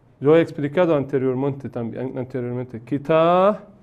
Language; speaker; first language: Spanish; non-native, fluent; Persian